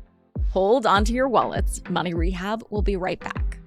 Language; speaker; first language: English; native; English